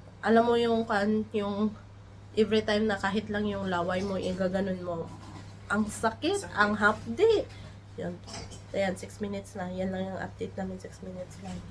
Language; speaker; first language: Filipino; non-native, local second language; Cebuano